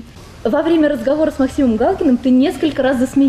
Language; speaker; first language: Russian; native; Russian